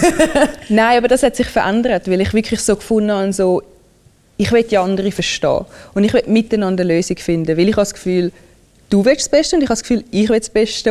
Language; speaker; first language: German; early bilingual, other home language; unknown